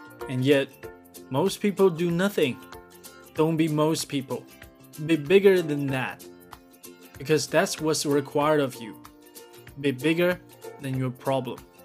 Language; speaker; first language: English; non-native, fluent; Chinese